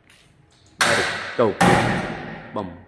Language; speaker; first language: English; non-native, learner; Chinese